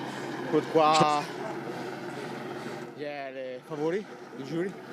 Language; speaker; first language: French; non-native, learner; Italian